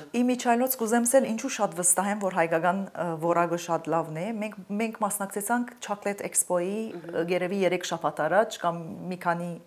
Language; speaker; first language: Armenian; early bilingual, heritage; Armenian